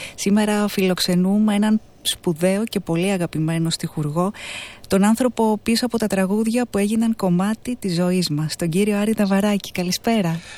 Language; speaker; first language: Greek; native; Greek